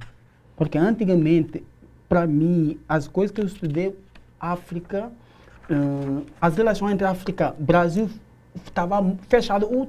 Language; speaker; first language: Portuguese; non-native, learner; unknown